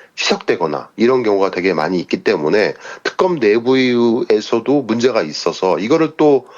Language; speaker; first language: Korean; native; Korean